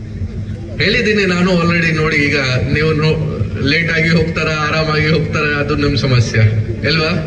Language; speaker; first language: Kannada; non-native, local second language; Hindi